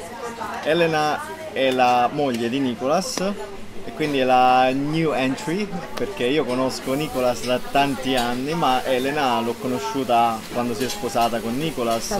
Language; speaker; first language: Italian; native; Italian